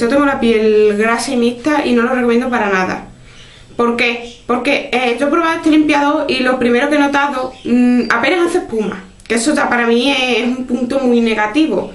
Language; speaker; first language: Spanish; native; Spanish